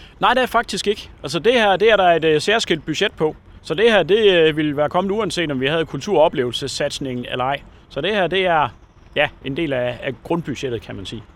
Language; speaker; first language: Danish; native; Danish